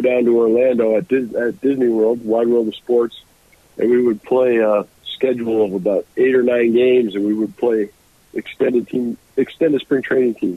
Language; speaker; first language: English; native; English